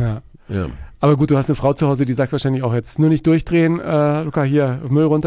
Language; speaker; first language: German; native; German